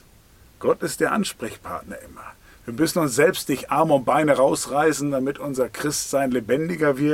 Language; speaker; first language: German; native; German